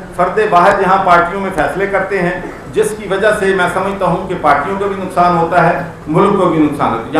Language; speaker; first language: Urdu; non-native, local second language; Punjabi